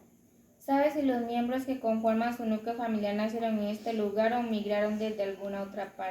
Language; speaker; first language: Spanish; native; Spanish